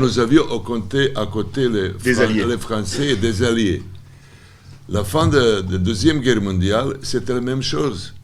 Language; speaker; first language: French; non-native, learner; Serbian